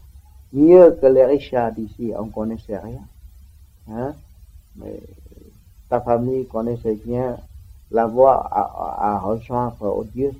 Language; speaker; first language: French; non-native, learner; Vietnamese